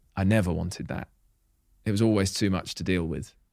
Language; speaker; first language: English; native; English